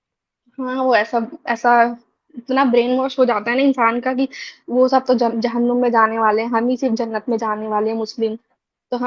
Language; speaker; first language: Hindi; native; Hindi